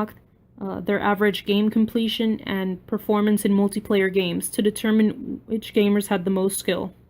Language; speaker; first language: English; native; English